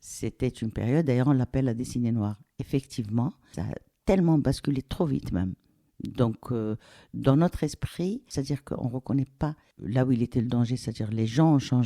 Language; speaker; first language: French; non-native, local second language; Arabic